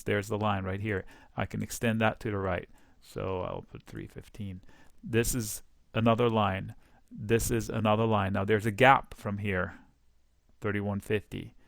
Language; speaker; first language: English; native; English